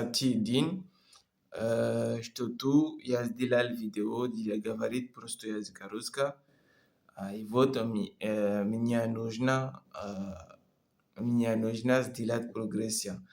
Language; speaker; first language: Russian; non-native, learner; French